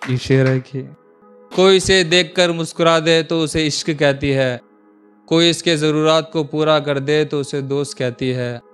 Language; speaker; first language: Hindi; non-native, local second language; Urdu